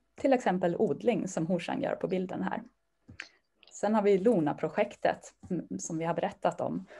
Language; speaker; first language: Swedish; native; Swedish